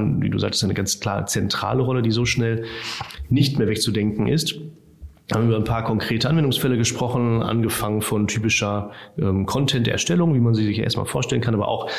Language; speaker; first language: German; native; German